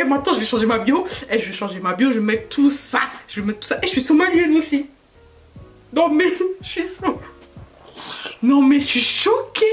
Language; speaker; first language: French; native; French